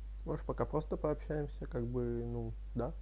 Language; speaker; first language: Russian; native; Russian